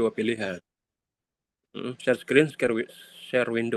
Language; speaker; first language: Indonesian; native; Indonesian